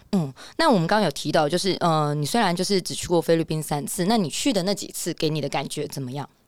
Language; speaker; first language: Chinese; native; Chinese